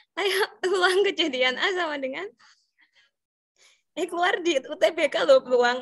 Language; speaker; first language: Indonesian; native; Indonesian